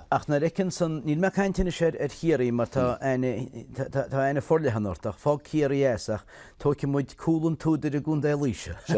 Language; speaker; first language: Irish; native; Irish